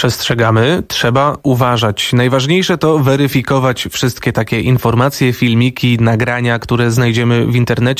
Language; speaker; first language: Polish; native; Polish